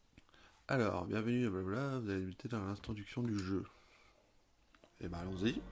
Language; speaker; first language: French; native; French